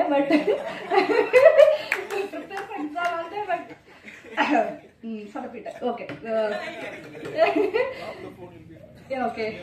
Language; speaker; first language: Tamil; non-native, fluent; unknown